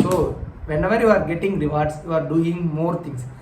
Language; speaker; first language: English; non-native, local second language; Tamil